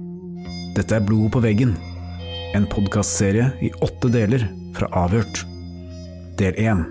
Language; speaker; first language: Norwegian; native; Norwegian